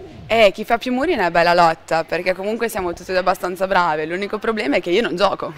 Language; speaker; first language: Italian; native; Italian